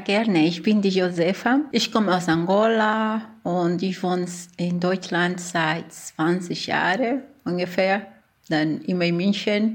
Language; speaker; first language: German; non-native, fluent; Portuguese